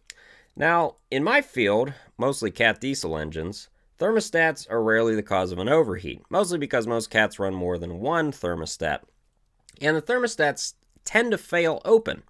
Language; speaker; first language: English; native; English